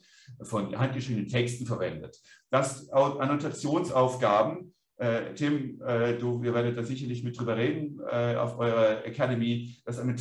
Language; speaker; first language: German; native; German